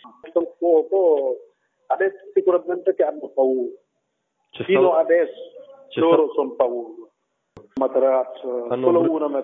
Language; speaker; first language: Italian; non-native, learner; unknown